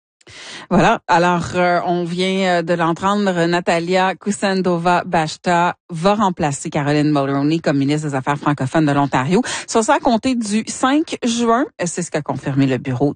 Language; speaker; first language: French; native; French